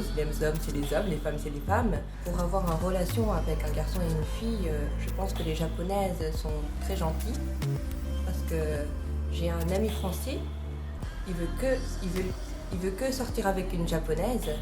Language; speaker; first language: French; non-native, fluent; Japanese